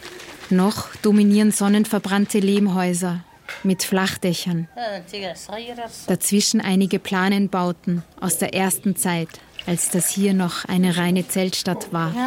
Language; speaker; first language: German; native; German